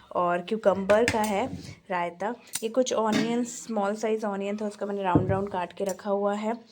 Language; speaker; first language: Hindi; non-native, local second language; Bangla